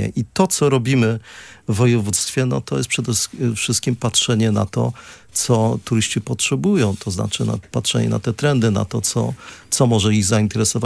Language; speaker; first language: Polish; native; Polish